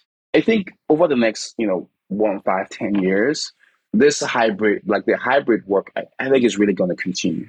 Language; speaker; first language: English; non-native, local second language; Igbo